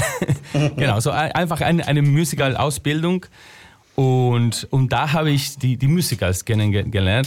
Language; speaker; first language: German; non-native, fluent; Spanish